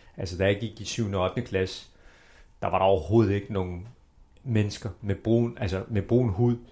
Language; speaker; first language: Danish; early bilingual, other home language; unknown